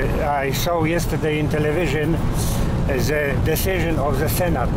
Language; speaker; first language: English; non-native, learner; Polish